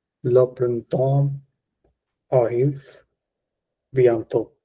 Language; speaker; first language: French; non-native, learner; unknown